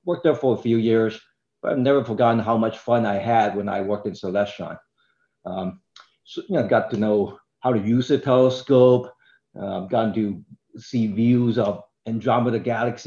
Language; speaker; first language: English; non-native, local second language; Cantonese